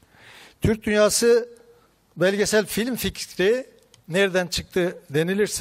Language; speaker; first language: Turkish; native; Turkish